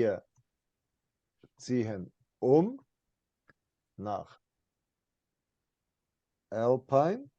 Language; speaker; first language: German; non-native, fluent; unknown